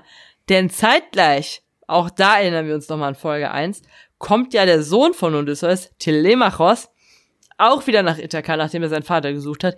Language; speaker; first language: German; native; German